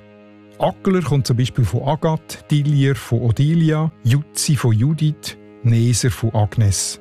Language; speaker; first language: German; native; German